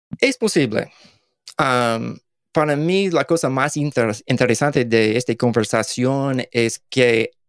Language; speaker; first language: Spanish; non-native, learner; English